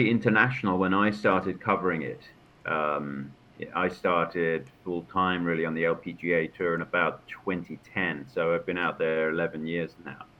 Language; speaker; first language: English; native; English